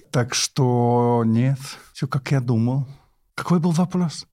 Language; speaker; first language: Russian; non-native, fluent; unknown